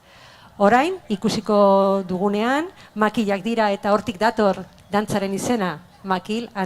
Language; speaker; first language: Basque; native; Basque